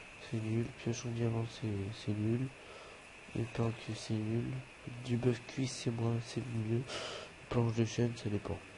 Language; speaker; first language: French; native; French